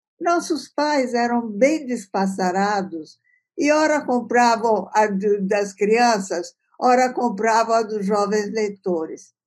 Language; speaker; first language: Portuguese; early bilingual, other home language; Italian